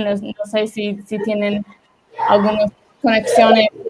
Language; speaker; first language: Spanish; non-native, learner; English